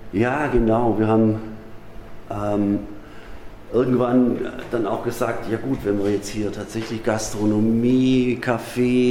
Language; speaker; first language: German; native; German